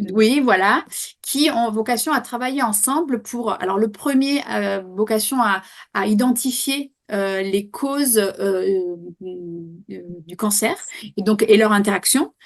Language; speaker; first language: French; native; French